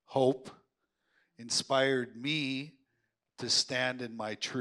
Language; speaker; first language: English; native; English